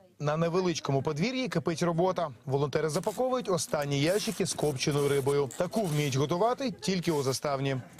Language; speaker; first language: Ukrainian; native; Ukrainian